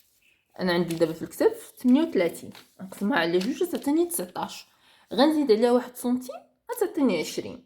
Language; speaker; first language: Arabic; native; Arabic